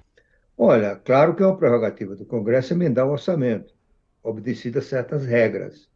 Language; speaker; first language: Portuguese; native; Portuguese